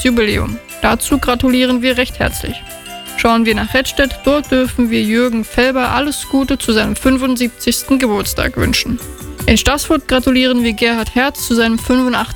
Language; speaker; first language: German; native; German